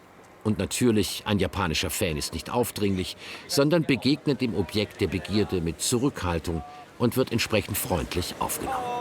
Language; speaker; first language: German; native; German